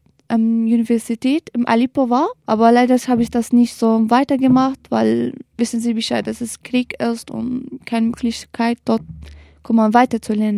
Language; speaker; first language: German; non-native, learner; Kurdish